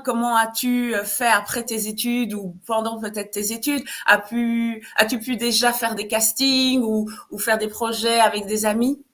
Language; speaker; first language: French; native; French